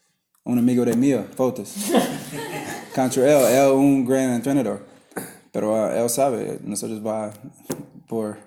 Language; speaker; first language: Spanish; non-native, learner; English